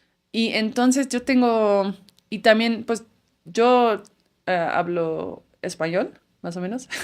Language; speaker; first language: Spanish; non-native, fluent; Dutch